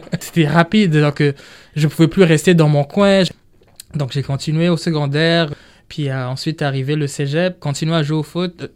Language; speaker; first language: French; non-native, local second language; Rundi